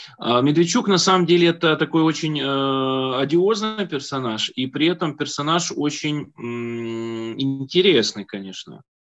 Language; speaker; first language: Russian; native; Russian